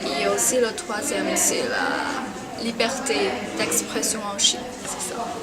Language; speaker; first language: French; non-native, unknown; Chinese